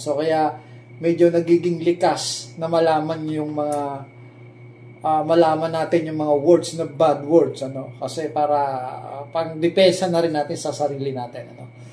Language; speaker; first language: Filipino; native; Filipino